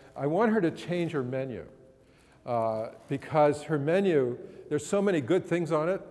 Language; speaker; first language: English; native; English